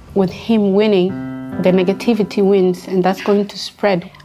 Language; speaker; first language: English; non-native, fluent; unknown